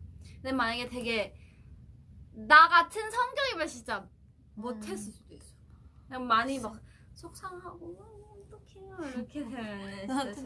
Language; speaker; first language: Korean; non-native, fluent; Thai